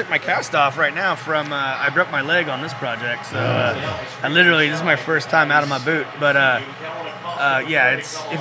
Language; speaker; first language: English; native; English